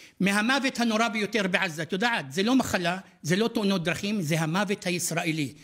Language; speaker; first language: Hebrew; non-native, local second language; Arabic